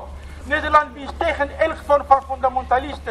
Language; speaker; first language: Dutch; non-native, learner; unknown